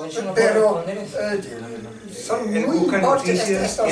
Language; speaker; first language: Spanish; non-native, learner; German